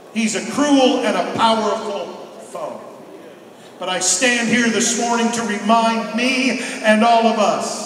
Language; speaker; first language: English; native; English